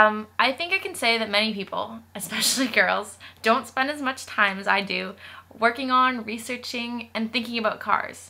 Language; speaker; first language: English; native; English